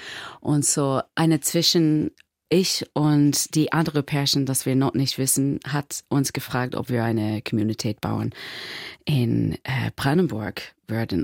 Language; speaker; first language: German; non-native, learner; English